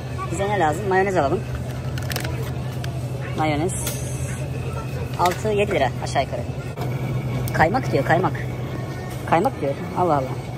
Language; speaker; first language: Turkish; native; Turkish